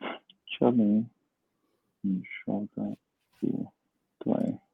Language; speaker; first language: Chinese; non-native, learner; Swedish